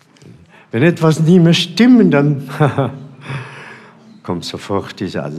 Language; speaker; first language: German; non-native, fluent; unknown